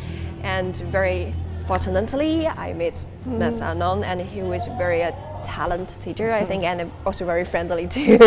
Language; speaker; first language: English; non-native, learner; Chinese